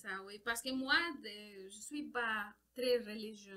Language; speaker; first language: French; non-native, learner; Spanish